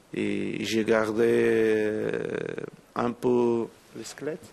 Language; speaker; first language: French; non-native, fluent; Portuguese